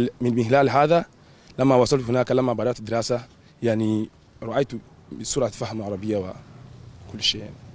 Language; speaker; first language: Arabic; non-native, learner; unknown